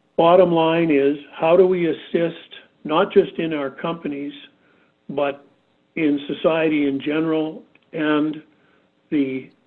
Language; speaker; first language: English; native; English